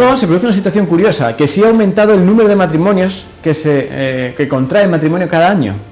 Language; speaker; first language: Spanish; native; Spanish